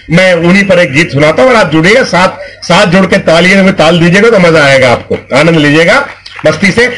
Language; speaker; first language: Hindi; native; Hindi